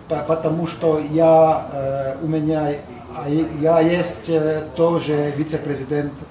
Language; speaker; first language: Russian; non-native, learner; Slovak